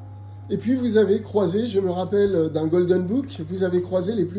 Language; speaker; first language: French; native; French